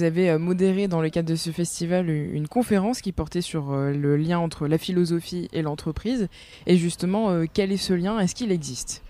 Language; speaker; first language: French; native; French